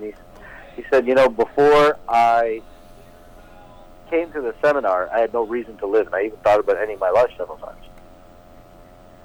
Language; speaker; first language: English; native; English